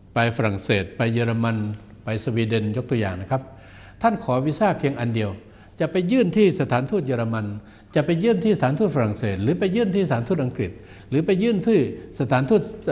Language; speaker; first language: Thai; native; Thai